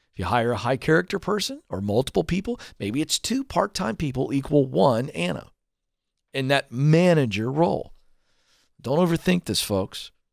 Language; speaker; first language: English; native; English